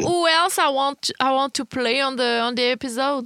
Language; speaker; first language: English; non-native, fluent; French